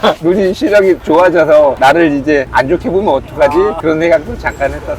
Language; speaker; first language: Korean; native; Korean